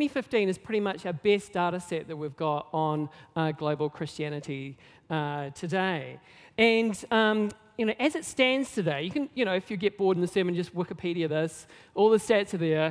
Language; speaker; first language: English; native; English